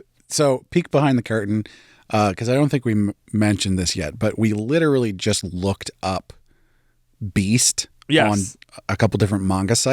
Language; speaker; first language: English; native; English